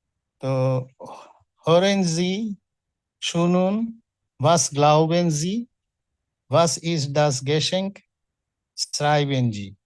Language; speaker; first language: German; non-native, fluent; Bangla